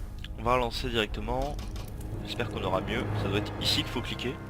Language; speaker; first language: French; native; French